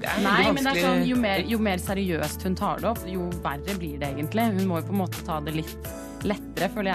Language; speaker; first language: Norwegian; native; Norwegian